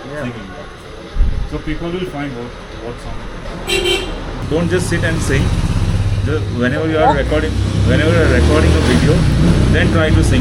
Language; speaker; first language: English; non-native, local second language; Hindi